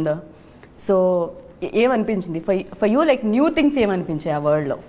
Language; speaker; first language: Telugu; native; Telugu